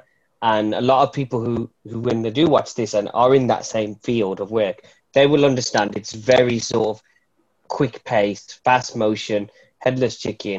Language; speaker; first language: English; native; English